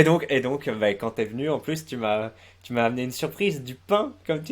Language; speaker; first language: French; native; French